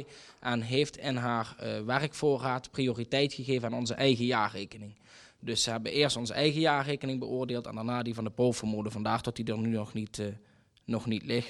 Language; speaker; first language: Dutch; native; Dutch